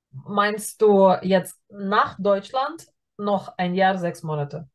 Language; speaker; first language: German; non-native, fluent; Russian